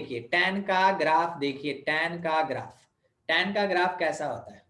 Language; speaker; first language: Hindi; native; Hindi